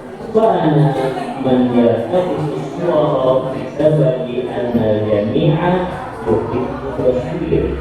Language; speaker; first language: Arabic; non-native, learner; Indonesian